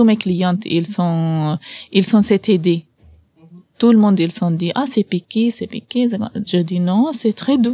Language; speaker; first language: French; non-native, learner; Arabic